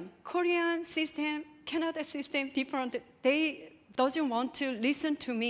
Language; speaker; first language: English; non-native, learner; Korean